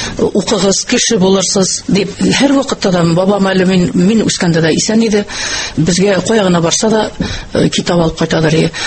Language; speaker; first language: Tatar; native; Tatar